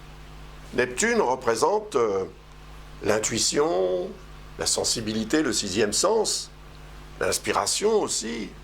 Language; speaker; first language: French; native; French